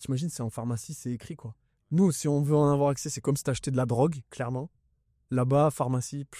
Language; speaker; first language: French; native; French